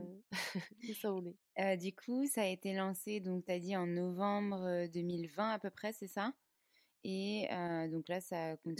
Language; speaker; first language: French; native; French